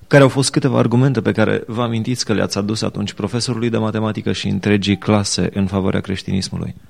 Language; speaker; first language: Romanian; native; Romanian